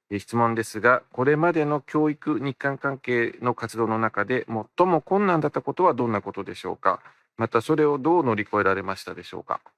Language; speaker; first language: Japanese; native; Japanese